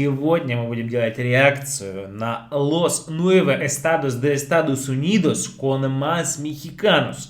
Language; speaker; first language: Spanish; non-native, fluent; Russian